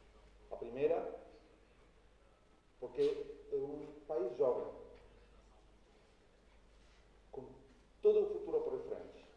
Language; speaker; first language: Portuguese; non-native, fluent; Spanish